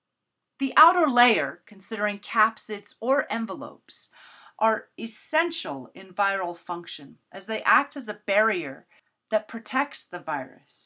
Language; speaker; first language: English; native; English